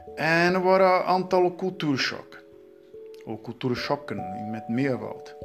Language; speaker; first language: Dutch; non-native, learner; Portuguese